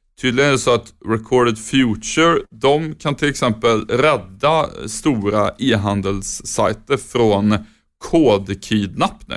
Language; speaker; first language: Swedish; native; Swedish